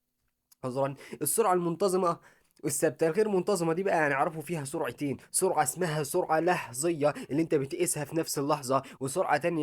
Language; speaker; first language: Arabic; native; Arabic